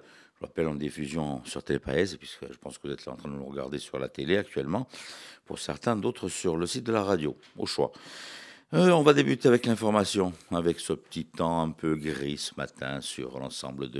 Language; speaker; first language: French; native; French